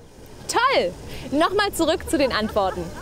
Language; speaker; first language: German; native; German